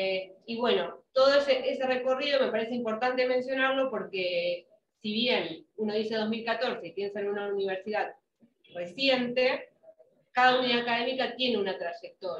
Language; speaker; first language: Spanish; native; Spanish